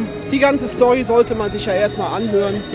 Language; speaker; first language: German; native; German